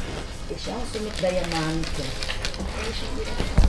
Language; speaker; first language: German; non-native, fluent; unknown